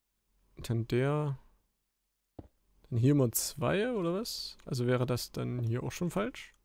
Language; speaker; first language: German; native; German